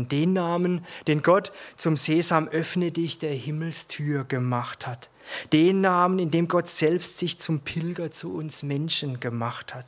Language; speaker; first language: German; native; German